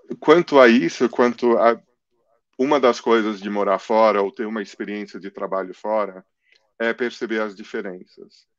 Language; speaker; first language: Portuguese; early bilingual, other home language; English